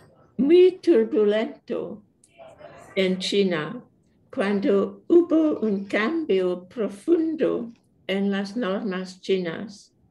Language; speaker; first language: Spanish; non-native, fluent; English